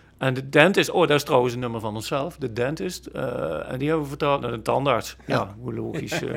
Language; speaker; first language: Dutch; native; Dutch